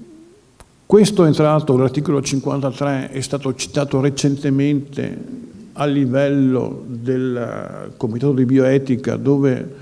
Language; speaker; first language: Italian; native; Italian